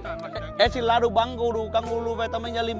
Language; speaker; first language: Portuguese; non-native, learner; Vietnamese